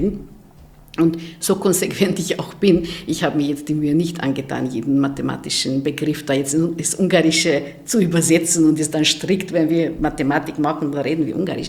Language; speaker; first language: German; non-native, fluent; Hungarian